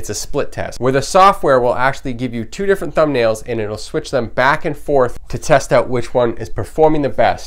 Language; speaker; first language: English; native; English